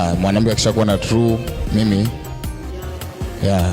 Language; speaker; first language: Swahili; native; Swahili